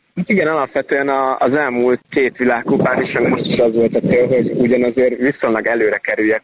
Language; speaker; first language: Hungarian; native; Hungarian